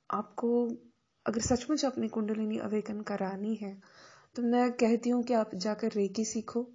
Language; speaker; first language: Hindi; non-native, local second language; Marathi